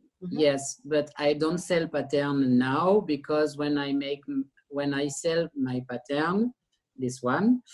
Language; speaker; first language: English; non-native, learner; French